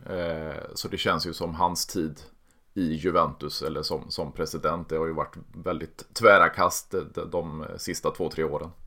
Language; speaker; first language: Swedish; native; Swedish